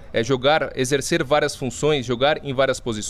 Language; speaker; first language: Portuguese; native; Portuguese